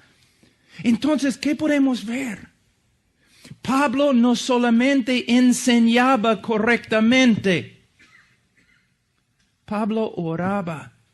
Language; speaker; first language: Spanish; non-native, fluent; English